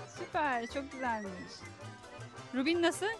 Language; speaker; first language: Turkish; native; Turkish